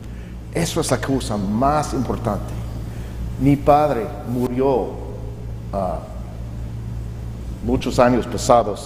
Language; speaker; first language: Spanish; non-native, learner; English